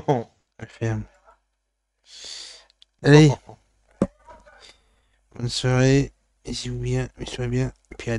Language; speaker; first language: French; native; French